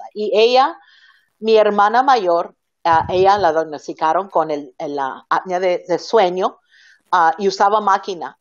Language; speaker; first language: Spanish; early bilingual, heritage; Spanish